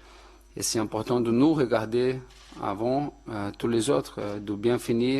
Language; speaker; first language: French; non-native, fluent; Portuguese